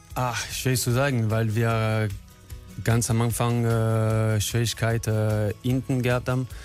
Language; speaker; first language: German; non-native, learner; French